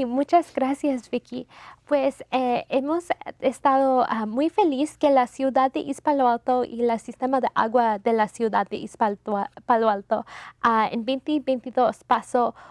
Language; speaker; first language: Spanish; non-native, fluent; English